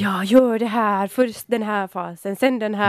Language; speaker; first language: Swedish; native; Swedish